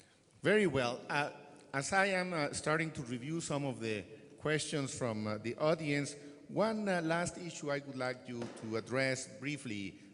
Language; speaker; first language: English; non-native, fluent; Spanish